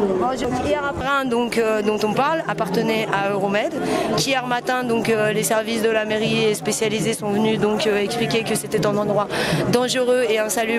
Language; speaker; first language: French; native; French